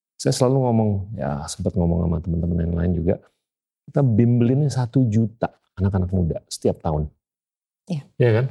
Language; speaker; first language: Indonesian; native; Indonesian